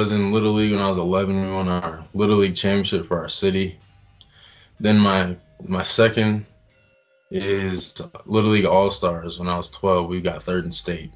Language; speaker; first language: English; native; English